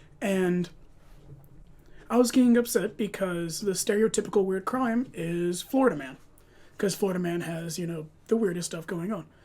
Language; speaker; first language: English; native; English